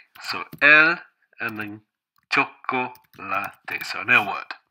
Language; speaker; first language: English; native; English